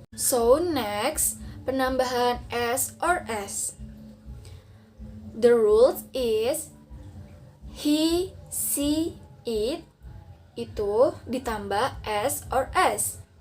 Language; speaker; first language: English; non-native, learner; Indonesian